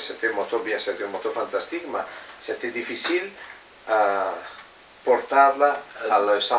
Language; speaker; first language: French; non-native, fluent; Italian